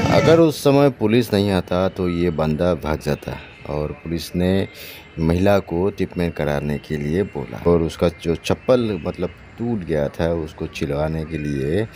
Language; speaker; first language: Hindi; non-native, local second language; Assamese